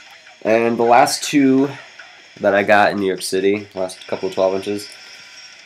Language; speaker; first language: English; native; English